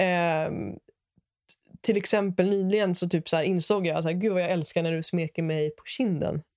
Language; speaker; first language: Swedish; native; Swedish